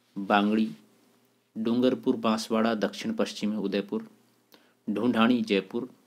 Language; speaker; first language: Hindi; native; Hindi